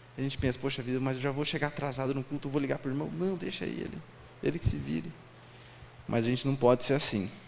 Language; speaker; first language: Portuguese; native; Portuguese